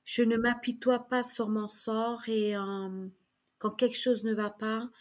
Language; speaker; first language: French; early bilingual, other home language; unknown